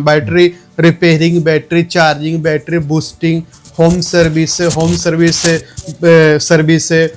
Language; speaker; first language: Malayalam; non-native, learner; Hindi